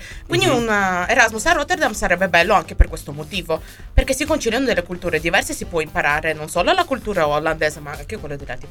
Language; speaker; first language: Italian; native; Italian